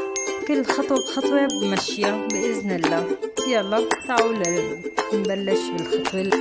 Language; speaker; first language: Arabic; native; Arabic